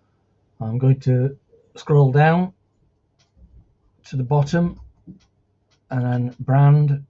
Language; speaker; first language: English; native; English